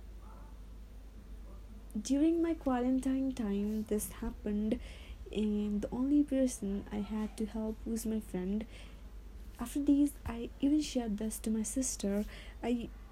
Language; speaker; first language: English; non-native, local second language; Nepali